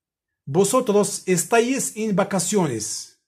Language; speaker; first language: Spanish; non-native, fluent; Arabic